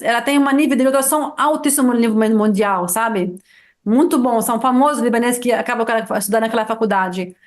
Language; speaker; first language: Portuguese; non-native, fluent; Arabic